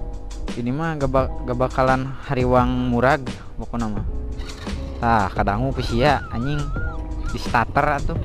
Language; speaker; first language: Indonesian; non-native, local second language; Sundanese